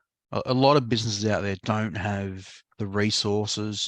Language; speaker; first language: English; native; English